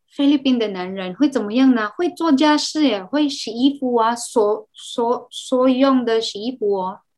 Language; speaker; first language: Chinese; non-native, fluent; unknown